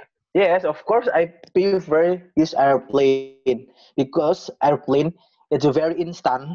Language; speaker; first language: English; non-native, learner; Indonesian